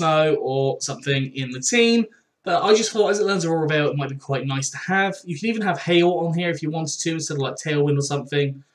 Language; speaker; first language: English; native; English